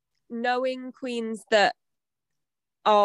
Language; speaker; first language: English; native; English